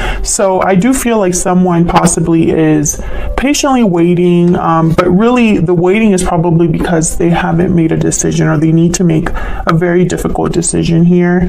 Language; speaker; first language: English; native; English